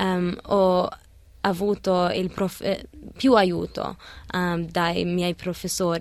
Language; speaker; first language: Italian; early bilingual, other home language; Arabic